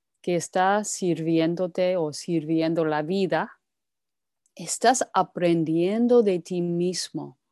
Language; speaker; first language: Spanish; non-native, fluent; English